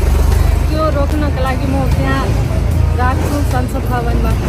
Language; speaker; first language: Nepali; non-native, local second language; Maithili